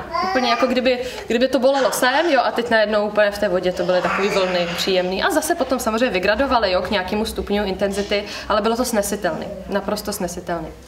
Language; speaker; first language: Czech; native; Czech